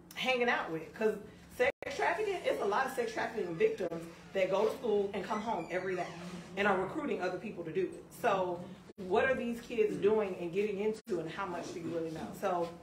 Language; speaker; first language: English; native; English